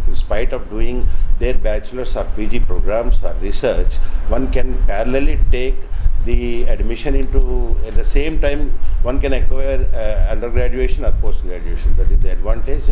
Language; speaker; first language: English; non-native, local second language; Telugu